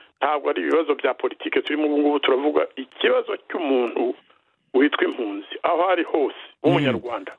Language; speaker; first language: Kinyarwanda; native; Kinyarwanda